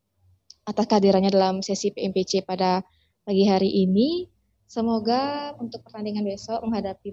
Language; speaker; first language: Indonesian; native; Indonesian